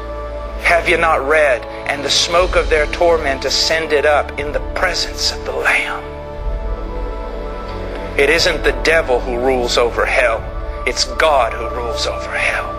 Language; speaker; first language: English; native; English